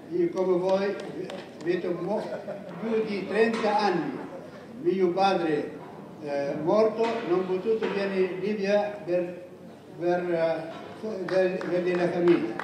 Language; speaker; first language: Italian; non-native, learner; Arabic